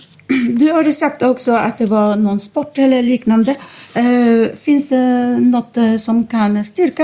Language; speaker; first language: Swedish; non-native, fluent; Arabic